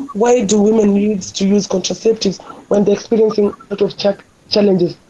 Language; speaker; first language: English; non-native, local second language; Luo (Kenya and Tanzania)